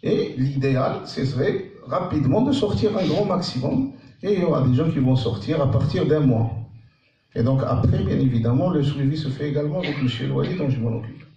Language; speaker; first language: French; non-native, local second language; Arabic